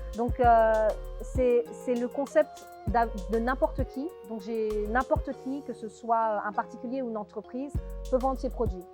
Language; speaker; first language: French; native; French